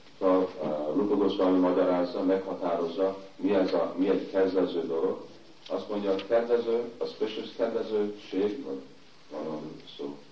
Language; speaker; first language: Hungarian; early bilingual, heritage; Hungarian